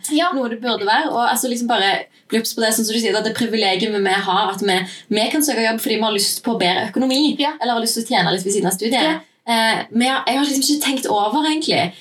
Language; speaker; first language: Norwegian; native; Norwegian